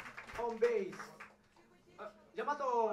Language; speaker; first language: Japanese; non-native, fluent; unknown